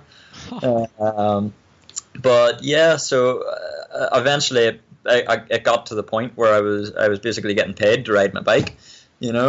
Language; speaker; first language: English; native; English